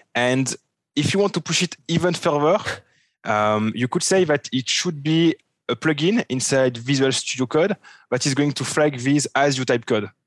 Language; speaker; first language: English; non-native, fluent; French